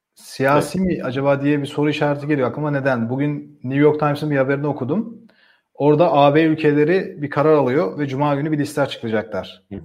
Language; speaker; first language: Turkish; native; Turkish